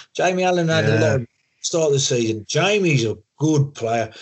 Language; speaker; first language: English; native; English